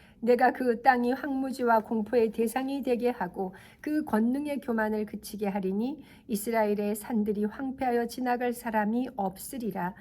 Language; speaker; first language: Korean; native; Korean